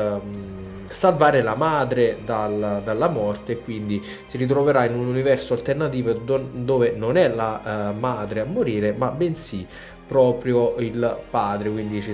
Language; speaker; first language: Italian; native; Italian